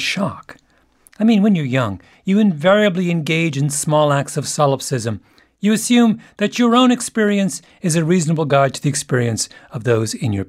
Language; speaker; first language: English; native; English